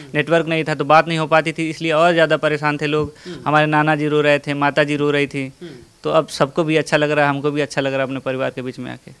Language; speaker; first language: Hindi; native; Hindi